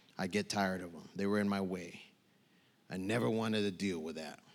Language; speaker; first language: English; native; English